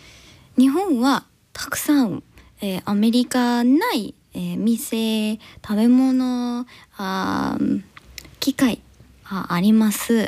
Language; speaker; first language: Japanese; non-native, learner; English